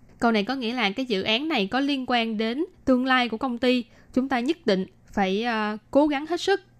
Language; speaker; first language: Vietnamese; native; Vietnamese